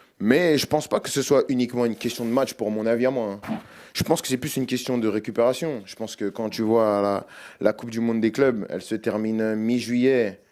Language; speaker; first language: French; native; French